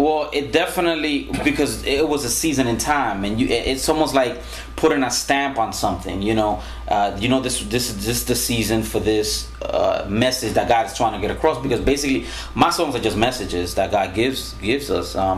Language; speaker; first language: English; early bilingual, other home language; Spanish